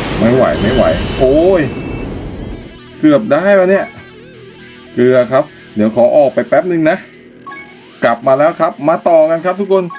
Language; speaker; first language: Thai; native; Thai